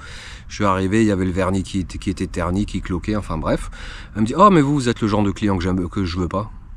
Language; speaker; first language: French; native; French